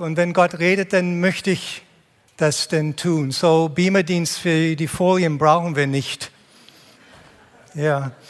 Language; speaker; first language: German; non-native, fluent; English